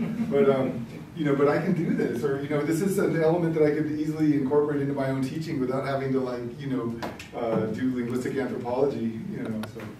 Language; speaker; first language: English; early bilingual, other home language; Spanish